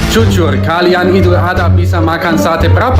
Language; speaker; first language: Indonesian; non-native, fluent; German